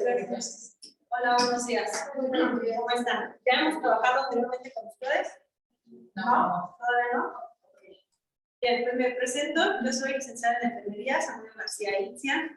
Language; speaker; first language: Spanish; native; Spanish